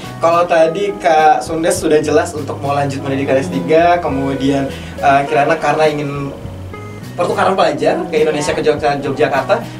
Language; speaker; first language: Indonesian; native; Indonesian